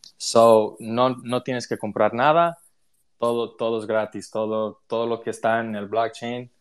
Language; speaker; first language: Spanish; early bilingual, other home language; English